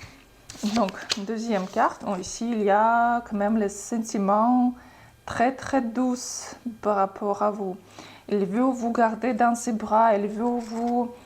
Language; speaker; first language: French; non-native, fluent; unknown